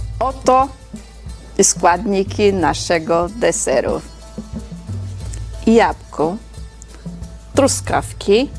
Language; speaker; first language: Polish; non-native, learner; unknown